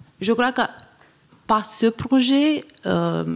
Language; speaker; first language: French; non-native, fluent; Romanian